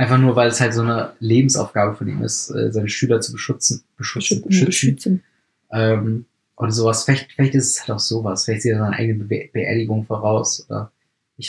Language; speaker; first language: German; native; German